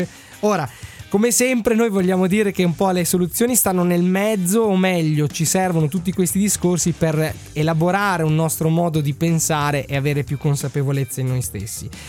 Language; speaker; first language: Italian; native; Italian